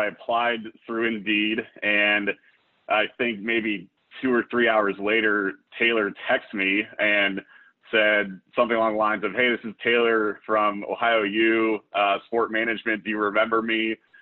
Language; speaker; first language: English; native; English